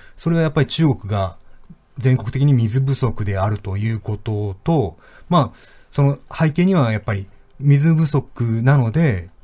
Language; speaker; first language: Japanese; native; Japanese